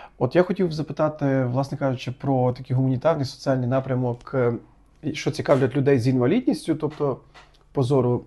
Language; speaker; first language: Ukrainian; native; Ukrainian